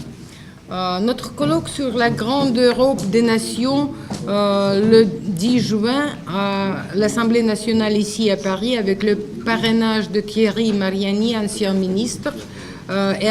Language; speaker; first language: French; non-native, fluent; Russian